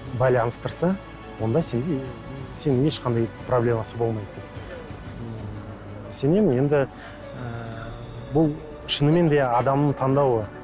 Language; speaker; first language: Kazakh; non-native, local second language; Russian